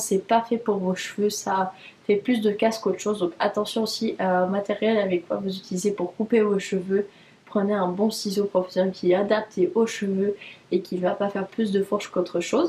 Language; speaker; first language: French; native; French